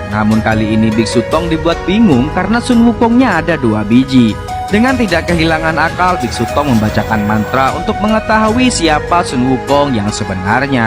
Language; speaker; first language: Indonesian; native; Indonesian